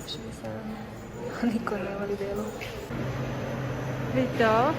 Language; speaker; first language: Serbian; native; Serbian